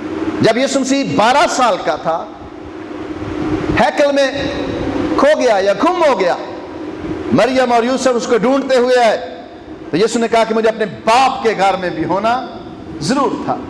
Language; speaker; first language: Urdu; non-native, local second language; Punjabi